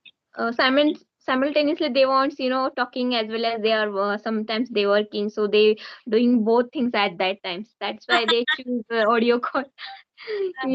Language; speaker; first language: English; non-native, learner; Hindi